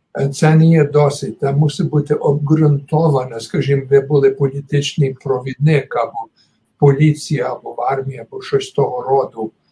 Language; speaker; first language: Ukrainian; early bilingual, heritage; Ukrainian